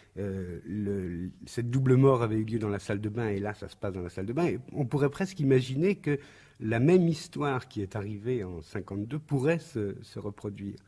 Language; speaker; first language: French; native; French